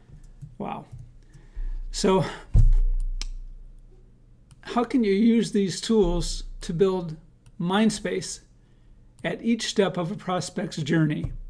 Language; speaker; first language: English; native; English